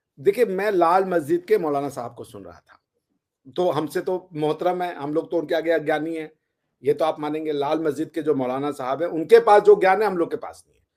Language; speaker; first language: Hindi; native; Hindi